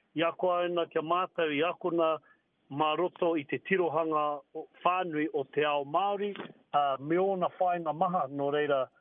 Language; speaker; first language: Māori; native; Māori